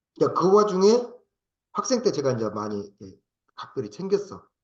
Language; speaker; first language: Korean; native; Korean